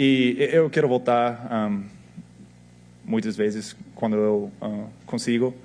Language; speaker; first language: Portuguese; non-native, fluent; English